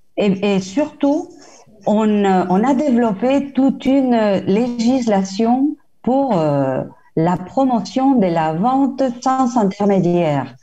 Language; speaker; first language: French; non-native, fluent; Spanish